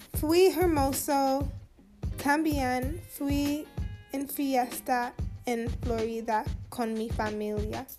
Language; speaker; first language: Spanish; non-native, learner; English